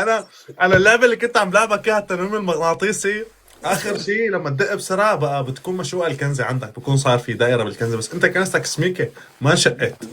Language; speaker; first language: Arabic; native; Arabic